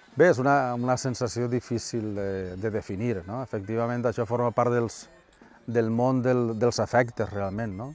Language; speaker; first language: Catalan; native; Catalan